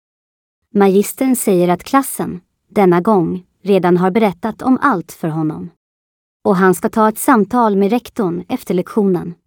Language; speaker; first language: Swedish; native; Swedish